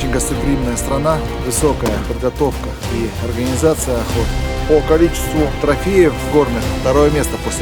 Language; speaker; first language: Russian; native; Russian